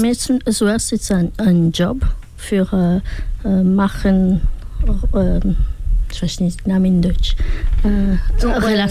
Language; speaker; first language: German; non-native, learner; French